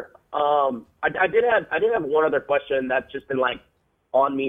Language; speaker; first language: English; native; English